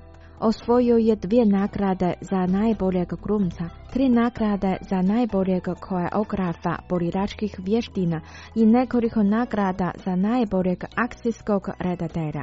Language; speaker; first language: Croatian; non-native, fluent; Chinese